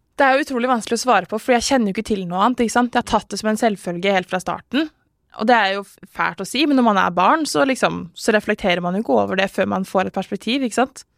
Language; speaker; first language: Norwegian; native; Norwegian